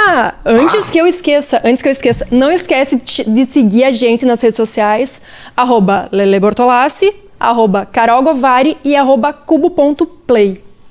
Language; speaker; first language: Portuguese; native; Portuguese